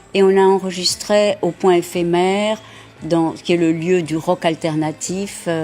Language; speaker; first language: French; early bilingual, heritage; French